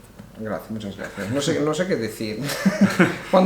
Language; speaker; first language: Spanish; non-native, fluent; Italian